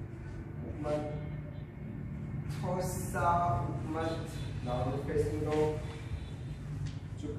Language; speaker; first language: Vietnamese; non-native, learner; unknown